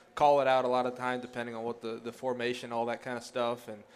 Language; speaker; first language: English; early bilingual, other home language; Greek